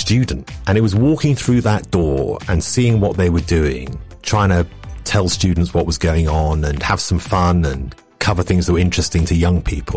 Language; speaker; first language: English; native; English